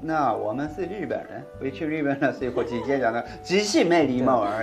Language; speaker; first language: Chinese; non-native, fluent; Japanese